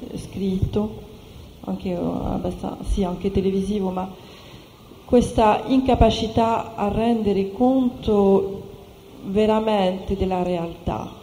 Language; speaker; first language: Italian; non-native, fluent; French